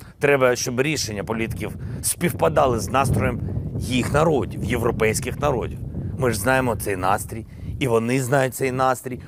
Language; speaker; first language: Ukrainian; non-native, local second language; Russian